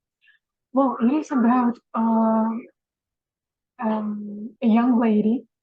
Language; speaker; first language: English; non-native, fluent; Russian